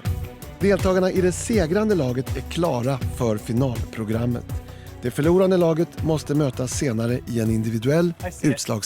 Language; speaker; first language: Swedish; native; Swedish